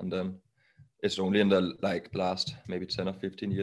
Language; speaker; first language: English; non-native, fluent; Danish